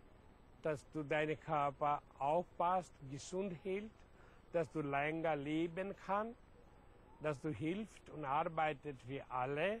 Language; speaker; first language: German; non-native, fluent; Hindi